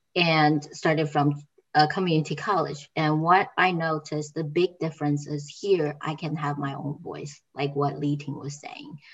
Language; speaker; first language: English; non-native, fluent; Chinese